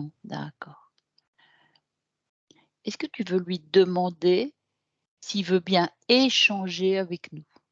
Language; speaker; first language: French; native; French